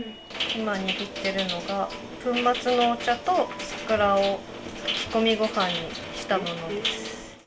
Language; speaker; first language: Japanese; native; Japanese